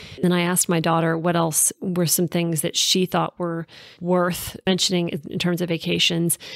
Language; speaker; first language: English; native; English